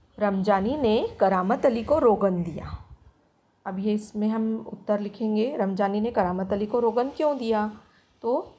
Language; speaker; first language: Hindi; non-native, local second language; Marathi